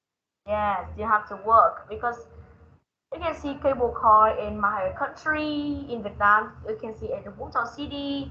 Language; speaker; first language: English; non-native, learner; Vietnamese